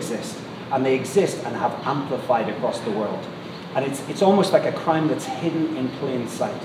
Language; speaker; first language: English; native; English